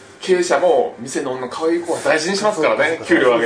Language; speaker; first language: Japanese; native; Japanese